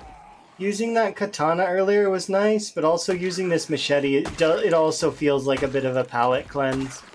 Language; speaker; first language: English; native; English